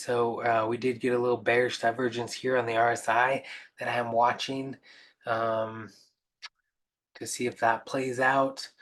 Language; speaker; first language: English; native; English